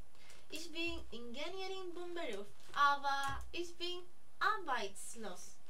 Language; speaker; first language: German; non-native, learner; Spanish